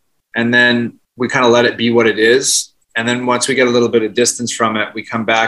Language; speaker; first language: English; native; English